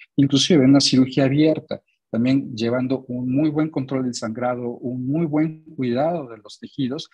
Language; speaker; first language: Spanish; native; Spanish